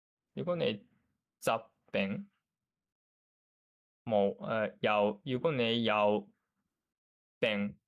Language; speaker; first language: Cantonese; non-native, learner; Japanese